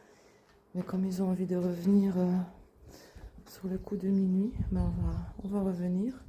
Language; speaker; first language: French; native; French